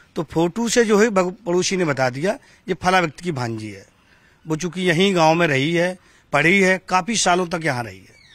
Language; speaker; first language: Hindi; native; Hindi